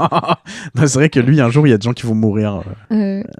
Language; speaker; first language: French; native; French